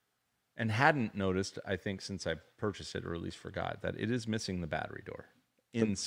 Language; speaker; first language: English; native; English